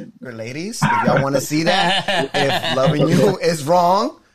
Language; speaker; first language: English; native; English